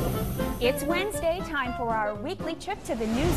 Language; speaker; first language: English; native; English